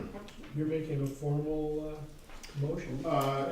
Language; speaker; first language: English; native; English